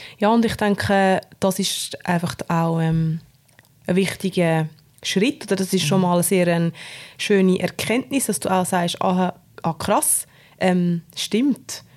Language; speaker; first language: German; native; German